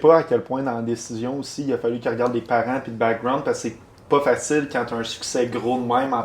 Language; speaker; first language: French; native; French